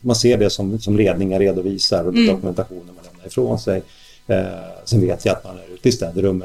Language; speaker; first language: Swedish; native; Swedish